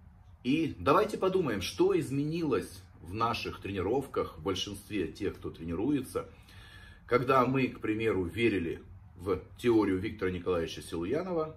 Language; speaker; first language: Russian; native; Russian